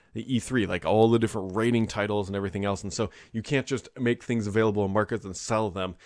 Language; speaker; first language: English; native; English